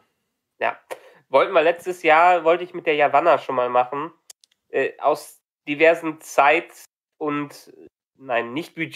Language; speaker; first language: German; native; German